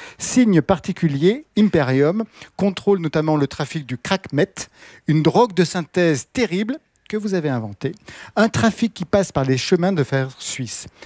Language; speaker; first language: French; native; French